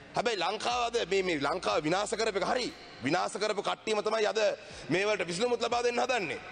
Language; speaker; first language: Sinhala; non-native, local second language; Tamil